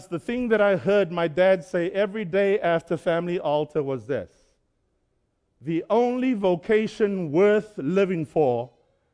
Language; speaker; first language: English; native; English